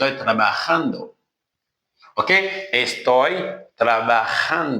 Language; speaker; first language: Spanish; non-native, learner; Haitian Creole